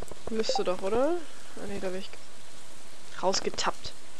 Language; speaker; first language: German; native; German